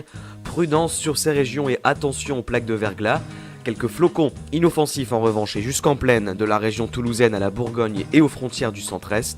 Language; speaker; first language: French; native; French